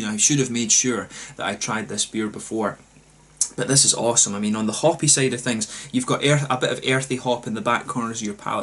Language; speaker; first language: English; native; English